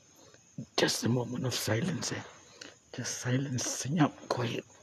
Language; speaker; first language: English; non-native, local second language; Malay